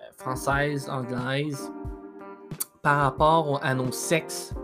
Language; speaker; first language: French; native; French